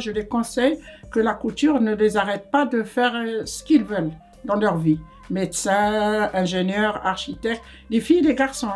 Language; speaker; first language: French; non-native, fluent; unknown